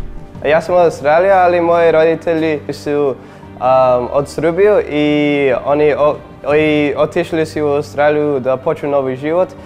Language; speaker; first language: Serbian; early bilingual, heritage; English